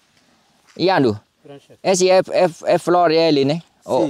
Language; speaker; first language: Portuguese; non-native, learner; Vietnamese